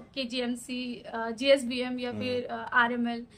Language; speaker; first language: Hindi; native; Hindi